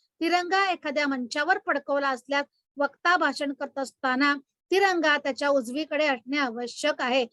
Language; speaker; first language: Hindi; non-native, local second language; Marathi